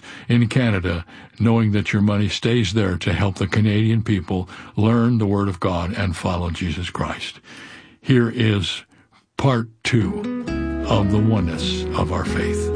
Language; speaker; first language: English; native; English